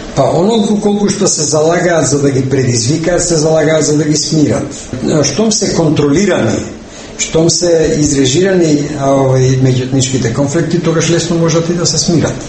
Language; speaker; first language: Macedonian; native; Macedonian